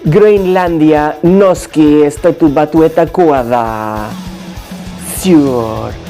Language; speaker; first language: Basque; non-native, learner; English